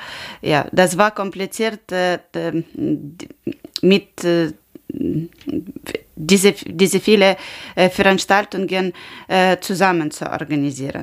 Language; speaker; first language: German; non-native, learner; Ukrainian